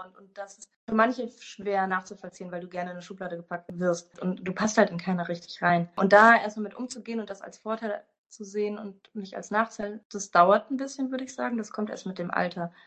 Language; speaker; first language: German; native; German